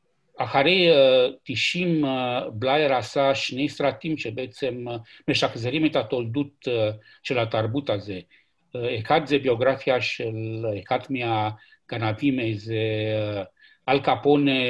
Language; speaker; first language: Hebrew; non-native, fluent; Romanian